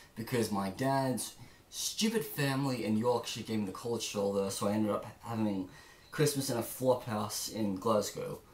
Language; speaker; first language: English; native; English